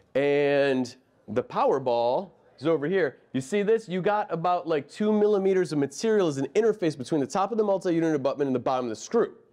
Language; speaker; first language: English; native; English